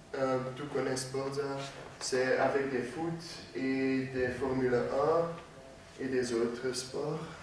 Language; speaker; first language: French; non-native, learner; Dutch